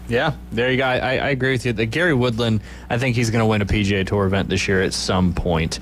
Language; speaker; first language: English; native; English